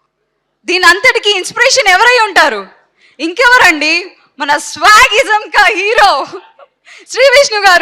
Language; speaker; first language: Telugu; native; Telugu